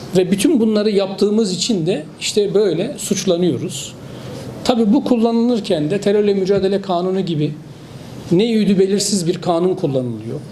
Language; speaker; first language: Turkish; native; Turkish